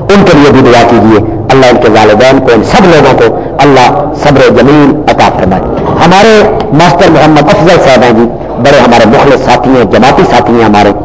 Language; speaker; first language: Urdu; non-native, local second language; Punjabi